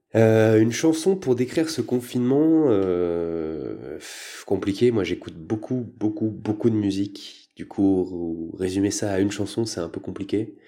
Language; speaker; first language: French; native; French